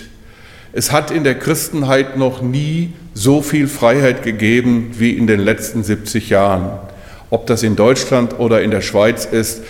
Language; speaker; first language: German; native; German